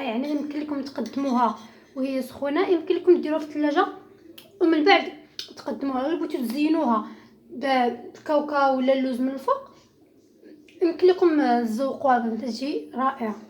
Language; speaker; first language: Arabic; native; Arabic